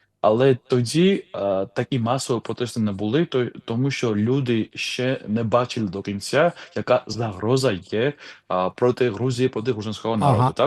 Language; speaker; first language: Ukrainian; non-native, fluent; Georgian